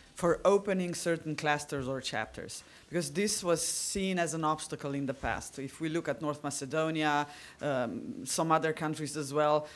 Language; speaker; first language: English; non-native, fluent; Slovenian